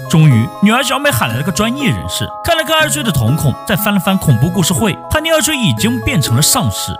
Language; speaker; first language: Chinese; native; Chinese